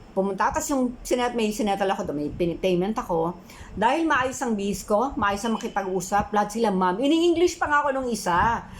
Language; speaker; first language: Filipino; native; Filipino